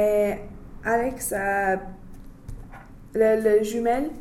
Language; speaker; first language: French; non-native, learner; English